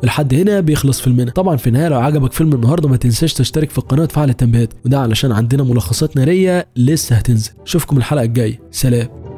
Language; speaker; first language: Arabic; native; Arabic